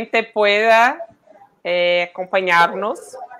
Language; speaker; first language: Spanish; non-native, fluent; Portuguese